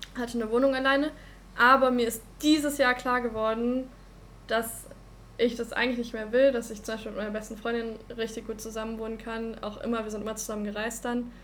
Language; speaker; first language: German; native; German